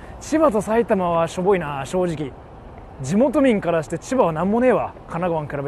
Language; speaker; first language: Japanese; native; Japanese